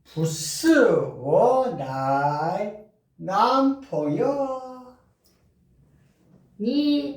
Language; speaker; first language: Chinese; non-native, learner; Korean